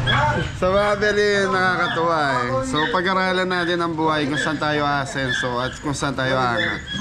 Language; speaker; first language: Filipino; native; Filipino